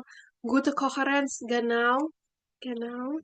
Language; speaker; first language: German; non-native, fluent; Indonesian